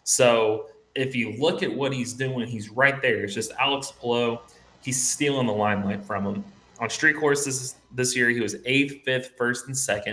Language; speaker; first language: English; native; English